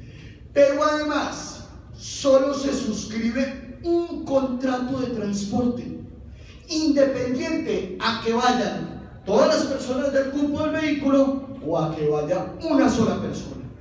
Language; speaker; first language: Spanish; native; Spanish